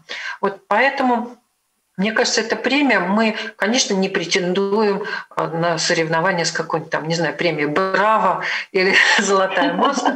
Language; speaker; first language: Russian; native; Russian